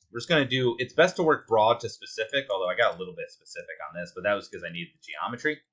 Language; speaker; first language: English; native; English